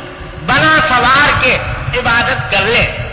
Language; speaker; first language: Urdu; native; Urdu